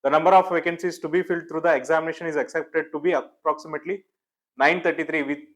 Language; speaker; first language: English; non-native, local second language; Kannada